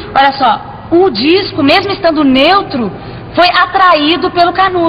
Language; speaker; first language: Portuguese; native; Portuguese